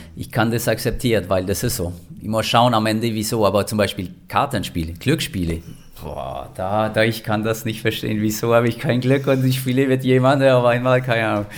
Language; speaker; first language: German; non-native, fluent; French